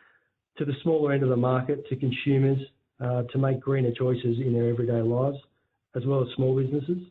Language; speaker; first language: English; native; English